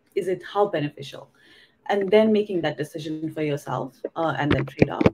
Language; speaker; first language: English; non-native, local second language; Hindi